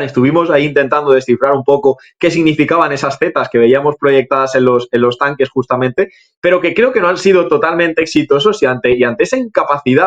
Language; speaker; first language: Spanish; native; Spanish